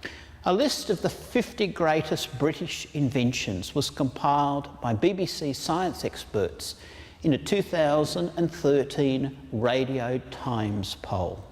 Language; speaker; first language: English; native; English